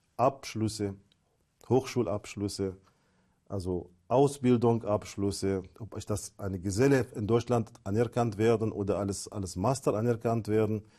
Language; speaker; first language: German; non-native, fluent; Arabic